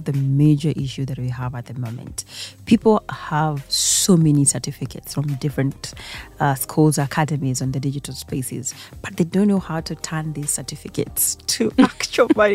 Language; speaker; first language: English; non-native, local second language; Gusii